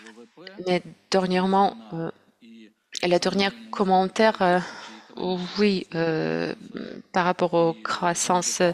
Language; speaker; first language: French; non-native, fluent; Russian